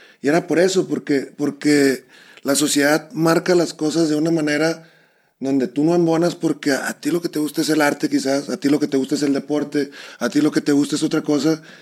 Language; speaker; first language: Spanish; native; Spanish